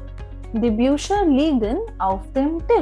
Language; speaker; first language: German; non-native, fluent; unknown